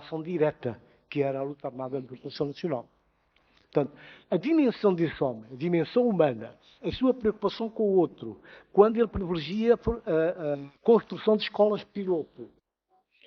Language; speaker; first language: Portuguese; non-native, local second language; Upper Guinea Crioulo